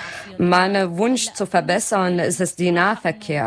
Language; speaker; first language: German; non-native, learner; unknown